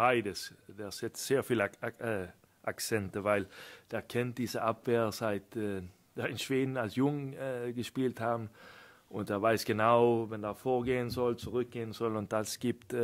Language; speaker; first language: German; non-native, fluent; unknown